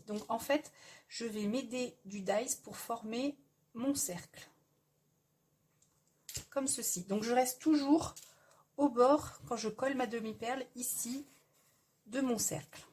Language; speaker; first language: French; native; French